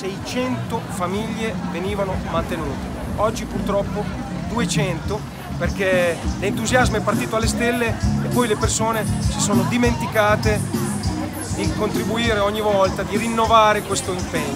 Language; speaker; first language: Italian; native; Italian